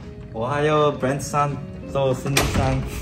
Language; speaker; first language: Japanese; non-native, learner; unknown